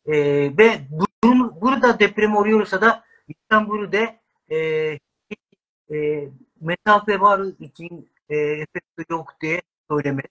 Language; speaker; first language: Turkish; non-native, learner; Japanese